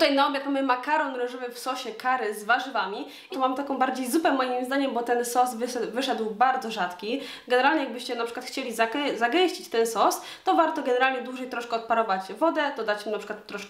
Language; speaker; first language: Polish; native; Polish